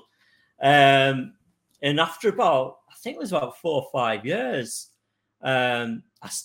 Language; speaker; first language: English; native; English